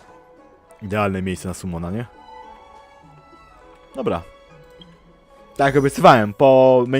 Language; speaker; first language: Polish; native; Polish